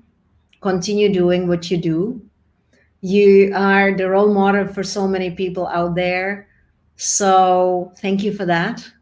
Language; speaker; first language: English; non-native, fluent; Czech